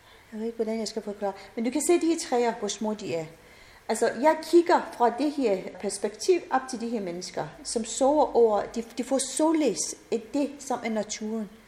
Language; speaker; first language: Danish; non-native, fluent; Persian